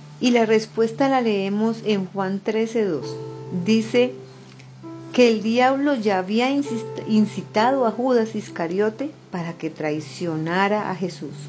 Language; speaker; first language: Spanish; native; Spanish